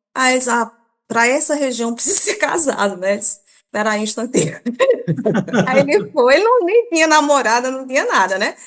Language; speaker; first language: Portuguese; early bilingual, other home language; Persian